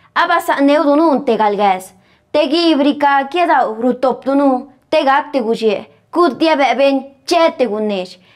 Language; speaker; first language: Spanish; non-native, local second language; Zapotec